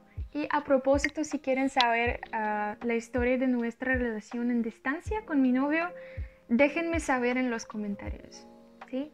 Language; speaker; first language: Spanish; non-native, learner; Russian